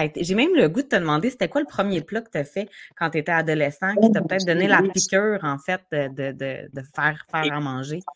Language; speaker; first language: French; native; French